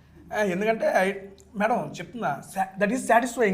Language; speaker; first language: Telugu; native; Telugu